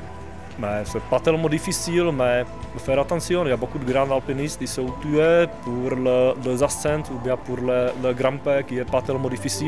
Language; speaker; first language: French; non-native, learner; Czech